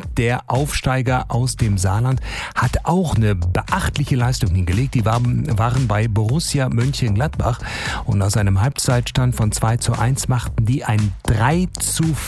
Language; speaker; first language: German; native; German